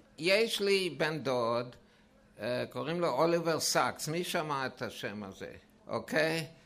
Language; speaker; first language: Hebrew; non-native, fluent; English